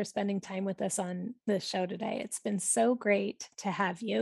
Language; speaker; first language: English; native; English